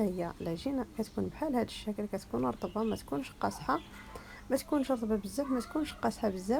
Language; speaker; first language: Arabic; native; Arabic